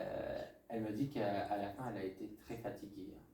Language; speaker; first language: French; native; French